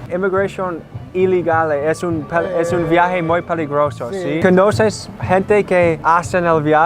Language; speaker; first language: Spanish; non-native, learner; English